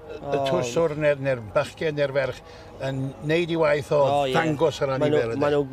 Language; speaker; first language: Welsh; native; Welsh